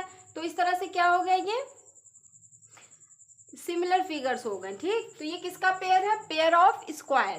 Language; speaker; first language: Hindi; native; Hindi